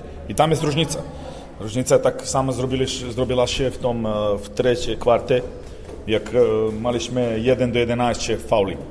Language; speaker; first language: Polish; non-native, learner; Serbian